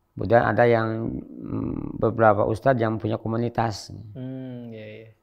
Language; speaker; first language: Indonesian; native; Indonesian